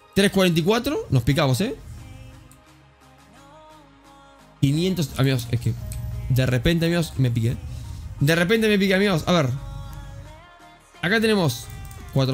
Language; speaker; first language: Spanish; native; Spanish